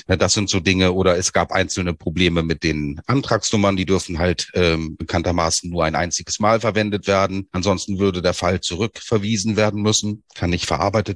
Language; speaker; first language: German; native; German